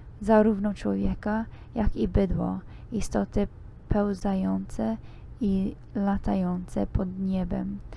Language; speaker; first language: Polish; non-native, learner; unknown